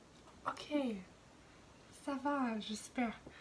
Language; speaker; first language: French; non-native, fluent; English